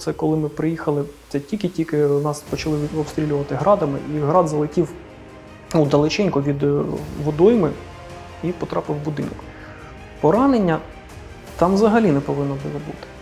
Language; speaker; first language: Ukrainian; non-native, local second language; Russian